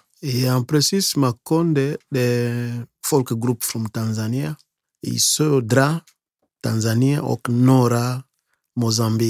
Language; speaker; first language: Swedish; non-native, learner; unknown